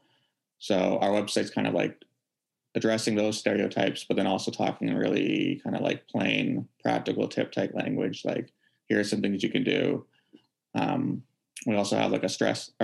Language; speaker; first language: English; native; English